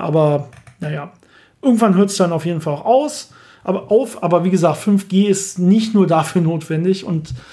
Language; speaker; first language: German; native; German